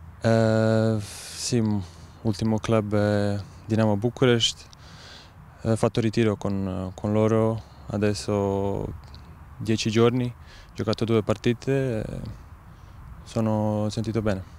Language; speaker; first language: Italian; non-native, learner; Croatian